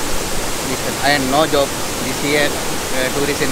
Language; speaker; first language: English; non-native, learner; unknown